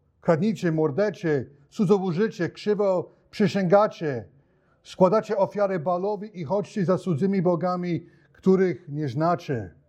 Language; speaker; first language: Polish; non-native, fluent; English